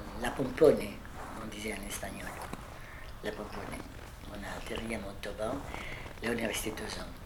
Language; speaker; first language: French; early bilingual, other home language; Spanish